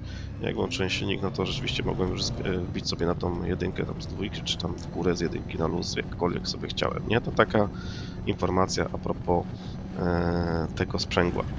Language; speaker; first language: Polish; native; Polish